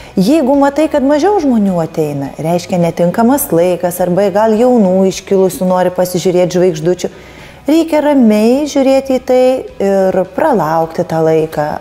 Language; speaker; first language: Lithuanian; native; Lithuanian